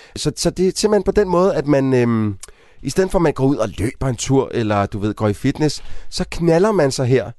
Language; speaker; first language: Danish; native; Danish